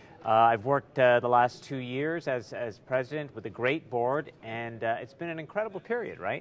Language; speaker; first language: English; native; English